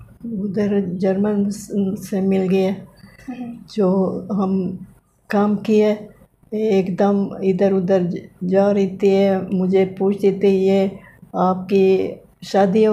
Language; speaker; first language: Hindi; non-native, learner; Bosnian